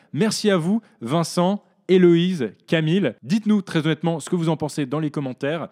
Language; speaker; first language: French; native; French